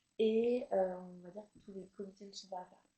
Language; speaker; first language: French; native; French